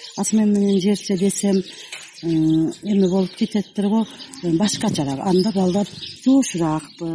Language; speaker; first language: Kyrgyz; non-native, local second language; Uzbek